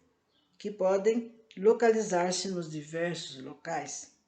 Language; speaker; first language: Portuguese; native; Portuguese